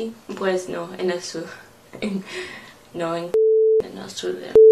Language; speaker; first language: Spanish; non-native, learner; English